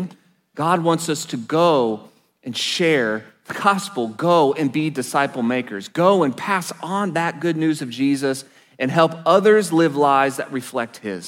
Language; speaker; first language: English; native; English